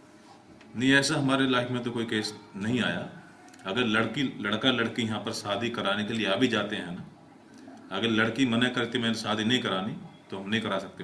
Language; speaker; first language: Hindi; non-native, local second language; Punjabi